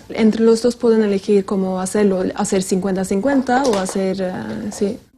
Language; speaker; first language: Spanish; non-native, fluent; Norwegian